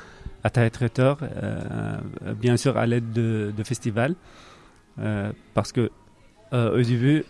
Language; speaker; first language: French; non-native, learner; Arabic